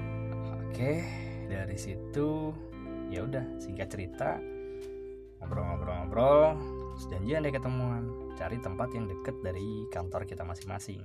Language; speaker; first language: Indonesian; native; Indonesian